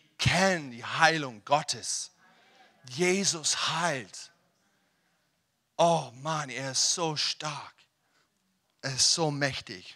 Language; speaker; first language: German; non-native, learner; English